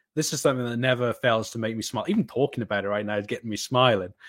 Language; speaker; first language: English; native; English